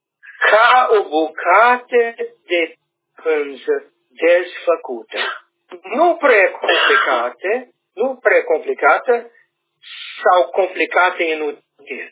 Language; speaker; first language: Romanian; non-native, learner; English